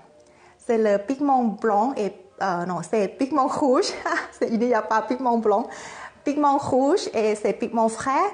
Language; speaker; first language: French; non-native, fluent; Thai